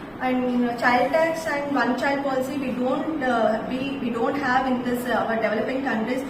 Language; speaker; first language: English; non-native, local second language; Telugu